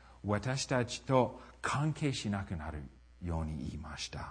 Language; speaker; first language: Japanese; non-native, fluent; English